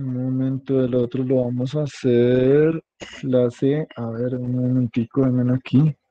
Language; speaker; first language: Spanish; native; Spanish